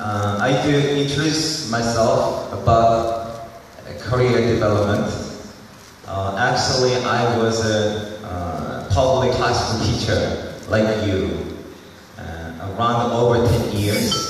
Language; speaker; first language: English; non-native, learner; Korean